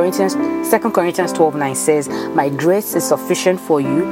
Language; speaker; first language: English; non-native, local second language; Yoruba